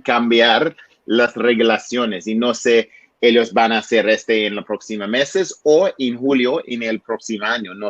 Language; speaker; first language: Spanish; non-native, learner; English